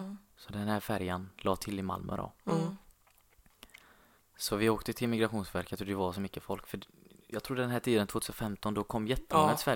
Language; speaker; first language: Swedish; non-native, fluent; Arabic